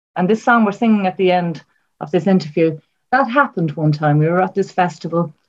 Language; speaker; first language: English; native; English